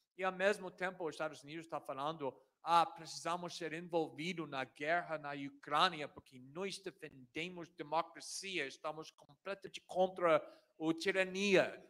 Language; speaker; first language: Portuguese; non-native, fluent; English